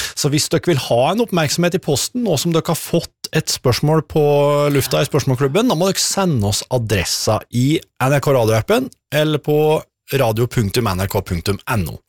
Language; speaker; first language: Norwegian; native; Norwegian